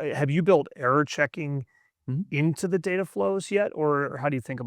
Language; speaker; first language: English; native; English